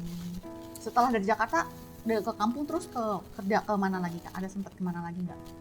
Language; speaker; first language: Indonesian; native; Indonesian